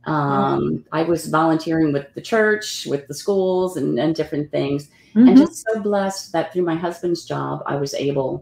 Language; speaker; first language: English; native; English